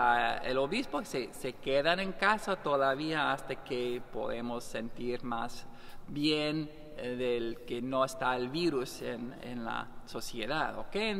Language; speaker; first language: Spanish; non-native, learner; English